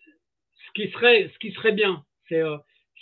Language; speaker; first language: French; native; French